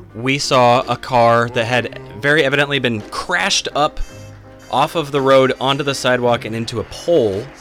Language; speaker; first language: English; native; English